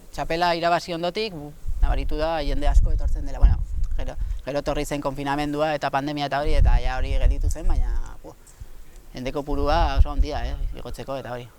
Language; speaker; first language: Basque; non-native, local second language; Spanish